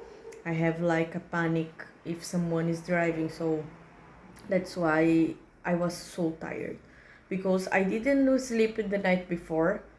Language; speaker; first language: English; non-native, learner; Portuguese